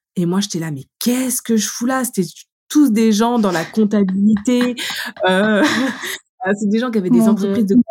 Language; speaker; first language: French; native; French